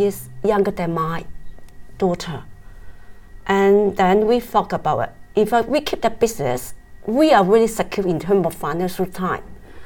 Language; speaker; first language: English; non-native, local second language; Cantonese